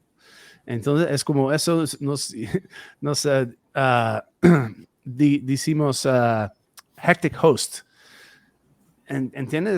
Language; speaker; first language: Spanish; non-native, fluent; Dutch